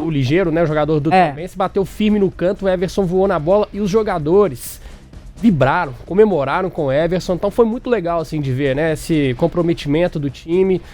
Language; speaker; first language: Portuguese; native; Portuguese